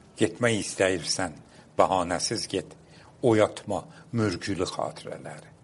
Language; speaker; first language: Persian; non-native, local second language; Azerbaijani